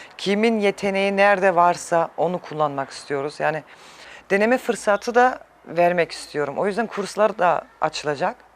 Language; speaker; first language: Turkish; early bilingual, heritage; Turkish